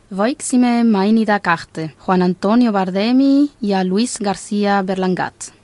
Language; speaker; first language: Estonian; non-native, fluent; Spanish